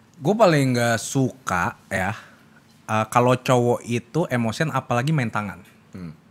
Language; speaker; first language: Indonesian; native; Indonesian